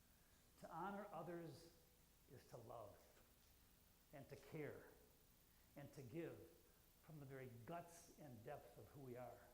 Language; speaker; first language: English; native; English